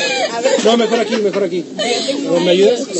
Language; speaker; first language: Spanish; native; Spanish